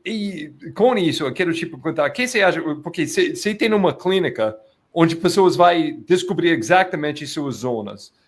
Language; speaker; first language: Portuguese; non-native, fluent; English